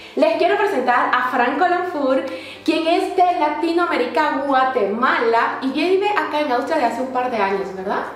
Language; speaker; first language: Spanish; native; Spanish